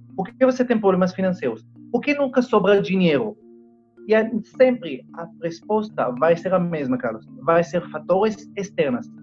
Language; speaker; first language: Portuguese; non-native, fluent; Hebrew